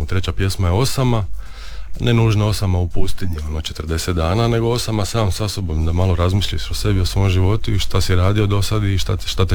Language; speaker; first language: Serbian; native; Serbian